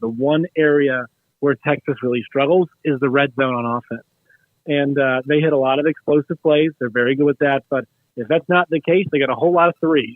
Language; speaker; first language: English; native; English